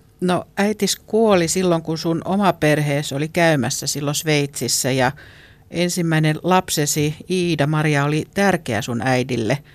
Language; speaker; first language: Finnish; native; Finnish